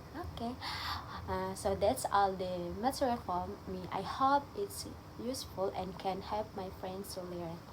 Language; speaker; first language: English; non-native, learner; Indonesian